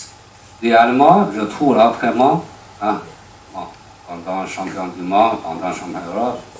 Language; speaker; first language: French; non-native, learner; Chinese